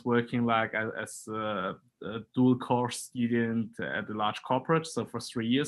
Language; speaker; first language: English; non-native, fluent; German